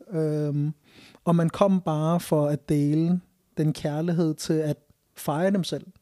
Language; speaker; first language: Danish; early bilingual, other home language; Thai